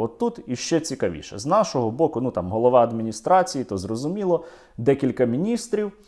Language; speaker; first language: Ukrainian; native; Ukrainian